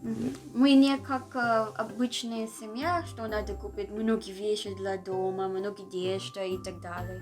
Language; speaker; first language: Russian; non-native, learner; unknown